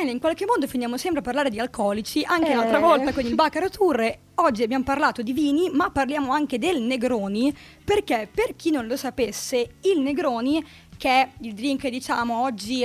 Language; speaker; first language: Italian; native; Italian